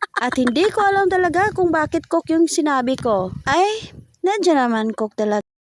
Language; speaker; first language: Filipino; non-native, local second language; Cebuano